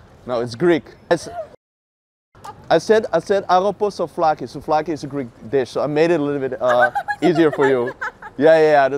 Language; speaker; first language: English; non-native, fluent; Dutch